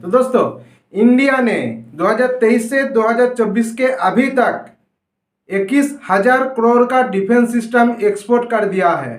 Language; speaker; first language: Hindi; non-native, local second language; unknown